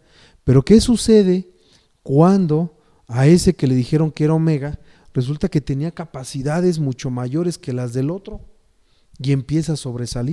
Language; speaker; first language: Spanish; native; Spanish